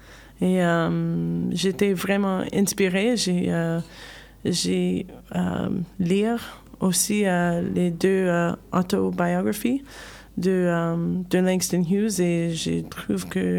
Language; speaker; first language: French; non-native, learner; English